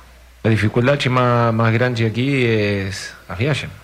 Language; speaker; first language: Portuguese; non-native, fluent; Spanish